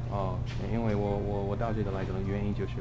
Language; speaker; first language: Chinese; non-native, fluent; English